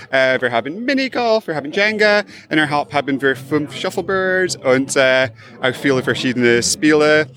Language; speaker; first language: German; non-native, fluent; English